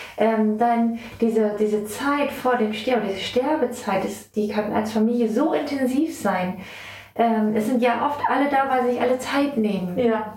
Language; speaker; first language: German; native; German